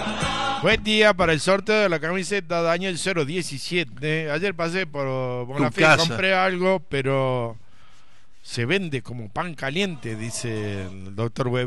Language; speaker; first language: Spanish; native; Spanish